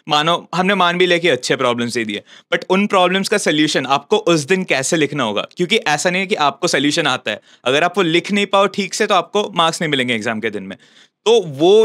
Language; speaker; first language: Hindi; non-native, local second language; Bangla